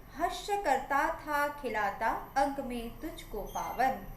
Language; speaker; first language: Hindi; non-native, local second language; Assamese